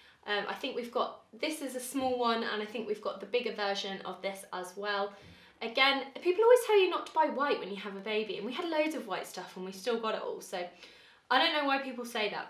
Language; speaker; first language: English; native; English